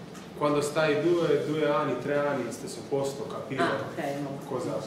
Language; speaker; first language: Italian; non-native, learner; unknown